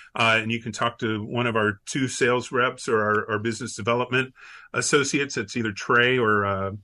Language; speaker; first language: English; native; English